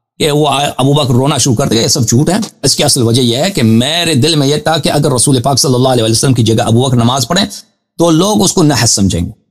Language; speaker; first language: Urdu; non-native, fluent; Persian